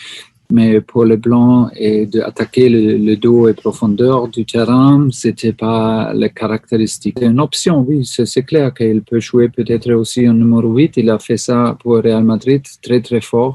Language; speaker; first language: French; non-native, learner; German